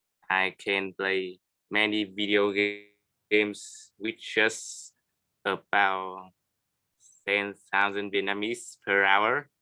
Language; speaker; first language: English; non-native, learner; Vietnamese